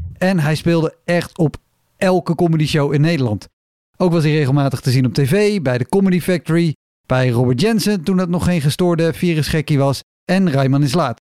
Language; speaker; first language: Dutch; native; Dutch